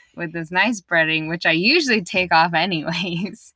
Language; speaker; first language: English; native; English